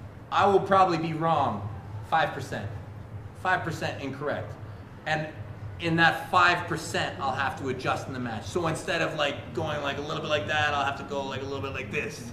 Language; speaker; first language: English; native; English